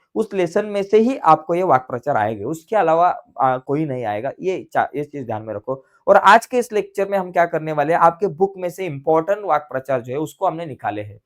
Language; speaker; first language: Hindi; non-native, local second language; Marathi